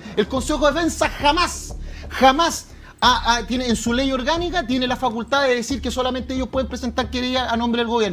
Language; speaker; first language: Spanish; native; Spanish